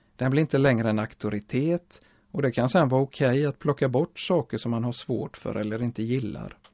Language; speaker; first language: Swedish; native; Swedish